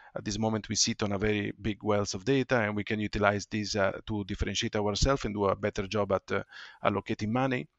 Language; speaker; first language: English; non-native, fluent; Italian